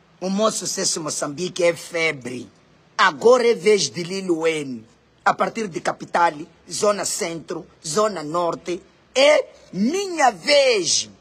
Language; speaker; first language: Portuguese; non-native, local second language; Makhuwa